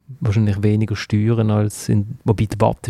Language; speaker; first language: German; native; German